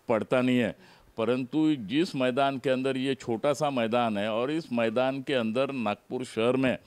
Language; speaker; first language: Hindi; non-native, local second language; Marathi